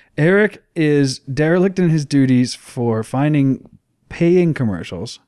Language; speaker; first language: English; native; English